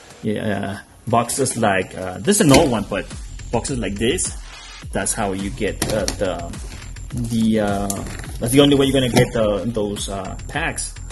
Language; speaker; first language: English; non-native, fluent; Spanish